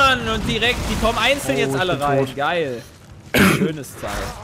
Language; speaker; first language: German; native; German